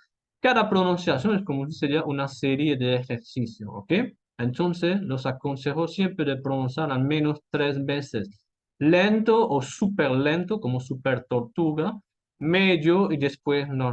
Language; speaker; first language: Spanish; non-native, fluent; French